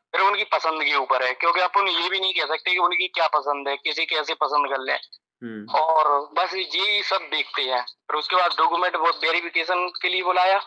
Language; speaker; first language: Hindi; native; Hindi